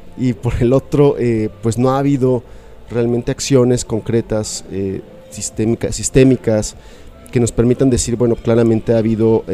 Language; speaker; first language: Spanish; native; Spanish